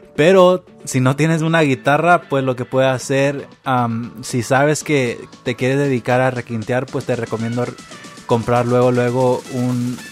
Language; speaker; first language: Spanish; early bilingual, heritage; Spanish